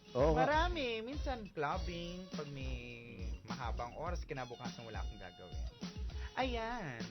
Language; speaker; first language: Filipino; native; Filipino